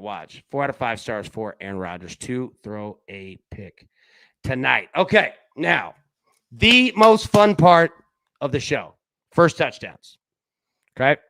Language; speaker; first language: English; native; English